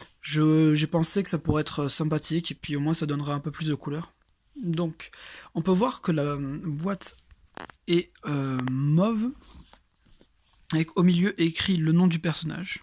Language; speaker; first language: French; native; French